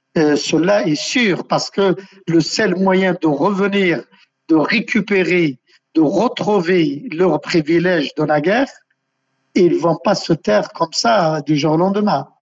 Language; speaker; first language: French; non-native, local second language; Arabic